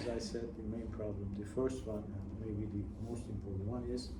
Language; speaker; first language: English; non-native, fluent; Turkish